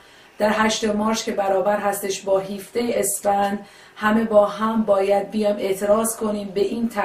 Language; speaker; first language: Persian; native; Persian